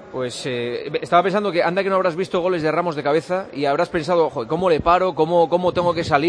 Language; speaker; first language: Spanish; native; Spanish